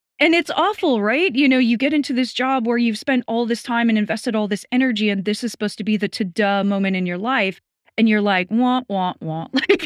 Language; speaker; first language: English; native; English